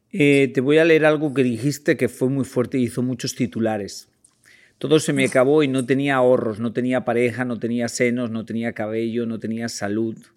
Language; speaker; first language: Spanish; native; Spanish